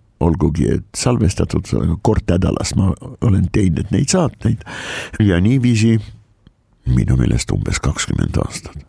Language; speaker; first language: Estonian; non-native, local second language; Russian